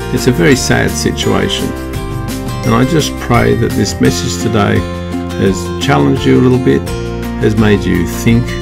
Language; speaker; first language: English; native; English